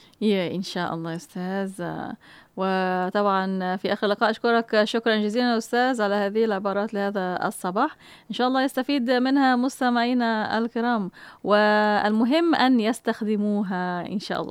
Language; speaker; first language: Arabic; non-native, fluent; Malay